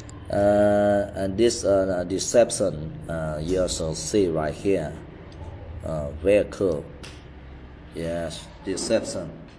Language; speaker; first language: English; non-native, learner; Vietnamese